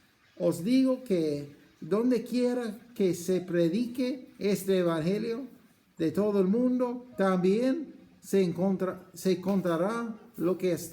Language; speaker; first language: Spanish; non-native, fluent; English